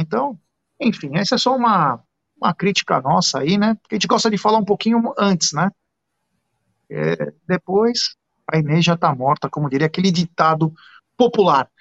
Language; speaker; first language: Portuguese; native; Portuguese